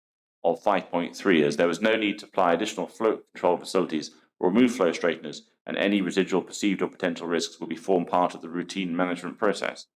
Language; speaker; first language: English; native; English